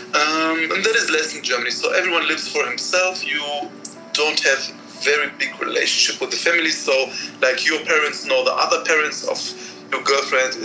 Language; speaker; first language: English; non-native, fluent; Arabic